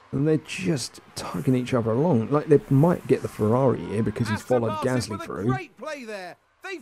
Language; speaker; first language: English; native; English